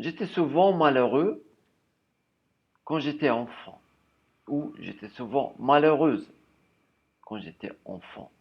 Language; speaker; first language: French; non-native, fluent; German